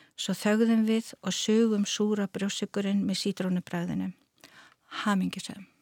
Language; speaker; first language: Icelandic; native; Icelandic